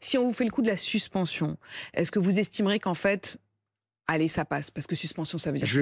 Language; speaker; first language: French; native; French